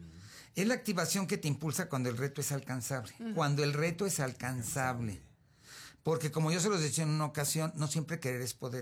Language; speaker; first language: Spanish; native; Spanish